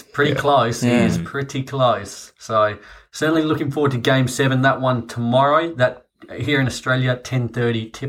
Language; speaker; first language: English; native; English